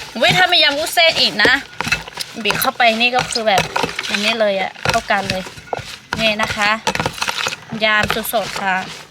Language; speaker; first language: Thai; non-native, local second language; Lahu